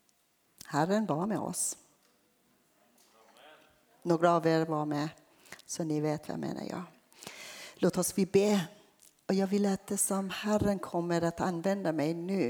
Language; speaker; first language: Swedish; non-native, fluent; Persian